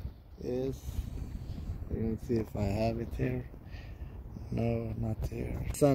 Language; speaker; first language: English; non-native, fluent; Swedish